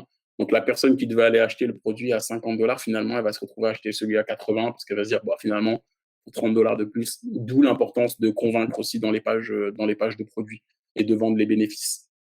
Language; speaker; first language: French; native; French